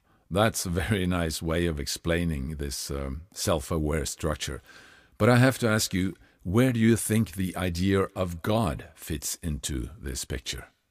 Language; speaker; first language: English; non-native, fluent; Norwegian